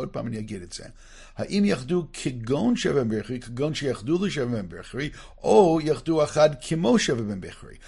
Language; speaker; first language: Hebrew; non-native, fluent; English